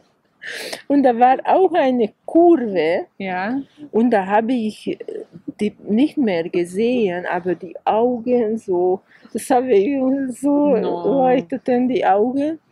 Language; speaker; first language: German; non-native, fluent; Hungarian